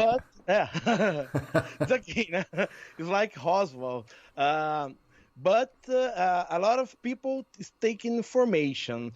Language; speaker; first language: English; non-native, learner; Portuguese